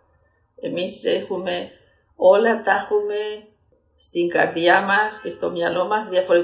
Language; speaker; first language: Greek; early bilingual, heritage; Greek